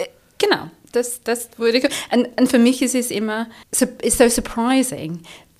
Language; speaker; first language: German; non-native, fluent; English